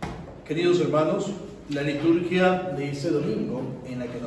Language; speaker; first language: Spanish; native; Spanish